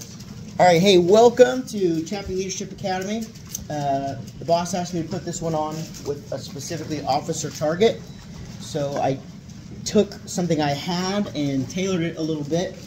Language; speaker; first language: English; native; English